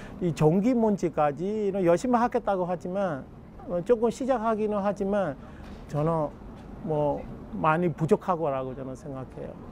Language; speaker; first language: Korean; non-native, fluent; Burmese